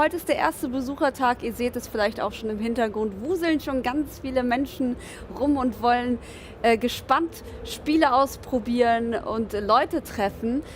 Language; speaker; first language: German; native; German